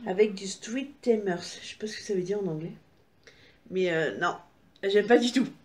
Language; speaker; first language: French; native; French